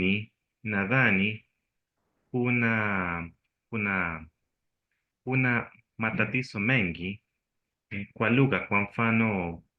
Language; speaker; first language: Swahili; non-native, learner; Spanish